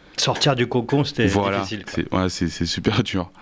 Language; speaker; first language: French; native; French